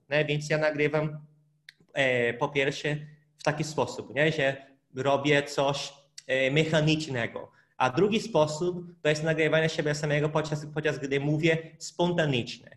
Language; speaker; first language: Polish; non-native, fluent; Portuguese